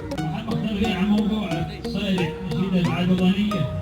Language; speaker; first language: Arabic; native; Arabic